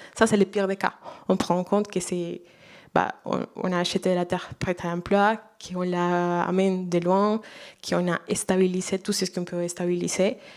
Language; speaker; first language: French; non-native, fluent; Spanish